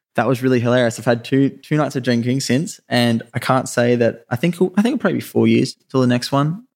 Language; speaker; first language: English; native; English